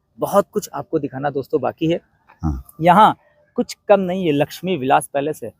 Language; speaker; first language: Hindi; non-native, local second language; Gujarati